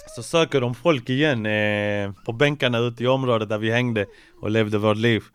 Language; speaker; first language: Swedish; early bilingual, other home language; Spanish